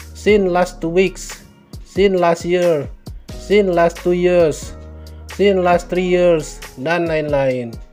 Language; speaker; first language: English; non-native, fluent; Indonesian